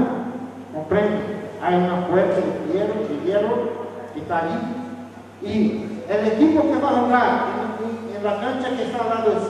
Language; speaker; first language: Spanish; non-native, fluent; Portuguese